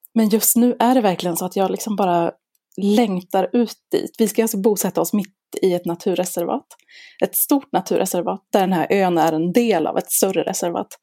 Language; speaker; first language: Swedish; native; Swedish